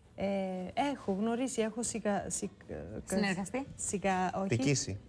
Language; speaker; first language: Greek; non-native, fluent; Serbian